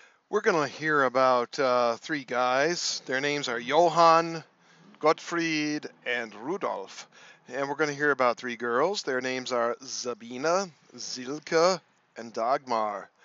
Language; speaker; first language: English; native; English